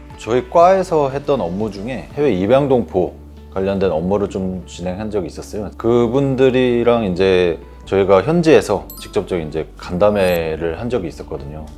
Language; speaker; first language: Korean; early bilingual, heritage; Korean